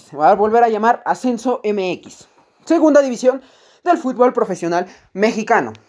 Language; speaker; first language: Spanish; native; Spanish